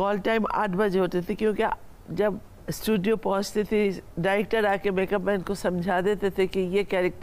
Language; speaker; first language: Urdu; non-native, fluent; Bangla